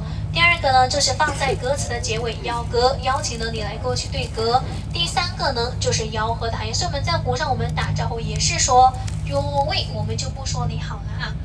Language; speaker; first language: Chinese; native; Chinese